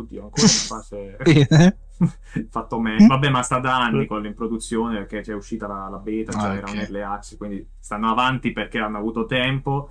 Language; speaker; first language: Italian; native; Italian